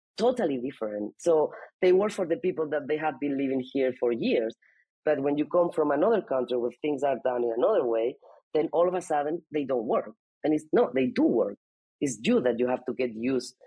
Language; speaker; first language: English; non-native, fluent; Spanish